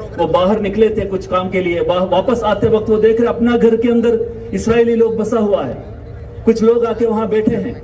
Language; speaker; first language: Urdu; non-native, local second language; Malayalam